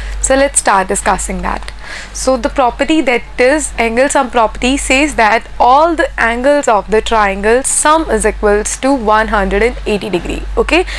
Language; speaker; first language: English; non-native, local second language; Hindi